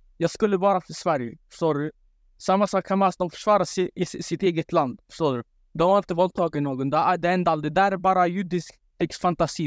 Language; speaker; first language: Swedish; non-native, local second language; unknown